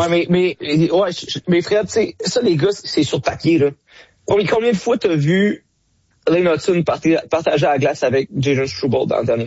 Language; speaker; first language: French; native; French